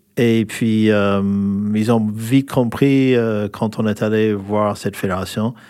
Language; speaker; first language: French; non-native, fluent; English